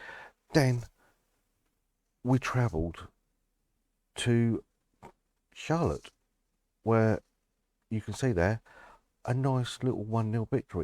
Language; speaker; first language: English; native; English